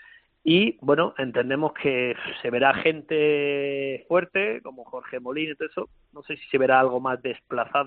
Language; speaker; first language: Spanish; native; Spanish